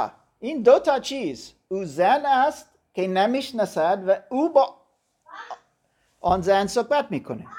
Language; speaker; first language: Persian; non-native, fluent; German